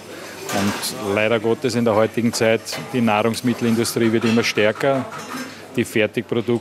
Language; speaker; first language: German; native; German